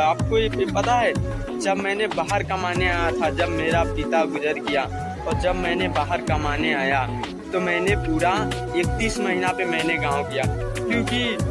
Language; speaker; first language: Hindi; non-native, local second language; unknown